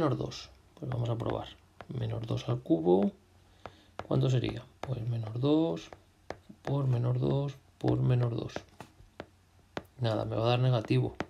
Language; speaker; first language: Spanish; native; Spanish